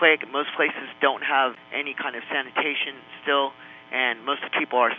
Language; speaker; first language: English; non-native, fluent; Spanish